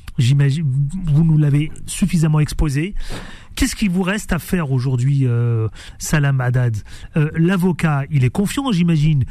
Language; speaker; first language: French; native; French